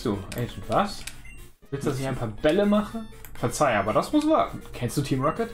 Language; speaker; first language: German; native; German